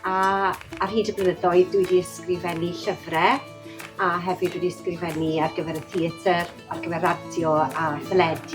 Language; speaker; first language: Welsh; native; Welsh